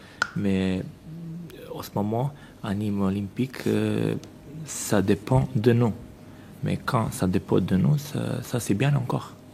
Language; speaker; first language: French; non-native, learner; Serbian